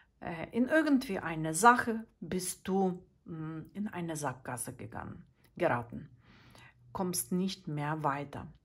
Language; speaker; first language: German; non-native, fluent; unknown